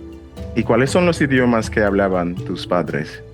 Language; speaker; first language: Spanish; non-native, fluent; English